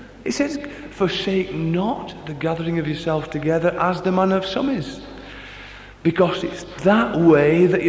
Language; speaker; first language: English; native; English